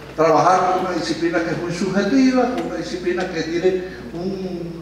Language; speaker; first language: Spanish; native; Spanish